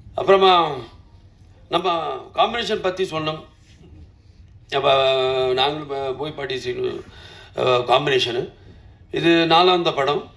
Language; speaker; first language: Tamil; non-native, local second language; Telugu